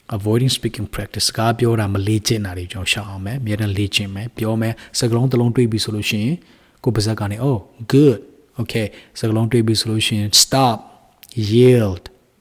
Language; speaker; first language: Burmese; native; Burmese